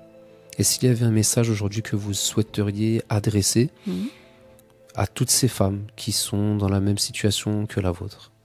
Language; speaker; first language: French; native; French